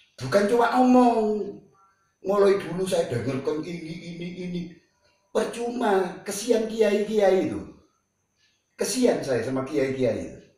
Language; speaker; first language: Malay; non-native, local second language; Buginese